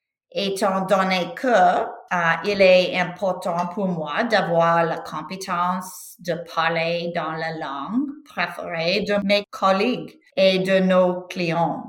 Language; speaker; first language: French; non-native, learner; English